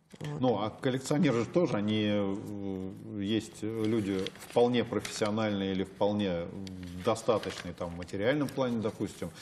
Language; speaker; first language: Russian; native; Russian